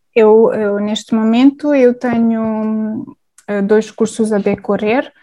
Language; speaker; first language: Portuguese; non-native, fluent; Hungarian